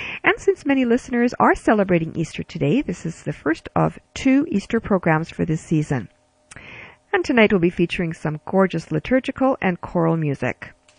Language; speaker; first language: English; early bilingual, other home language; Ukrainian